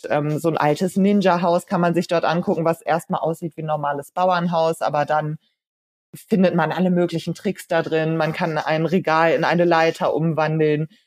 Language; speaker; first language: German; native; German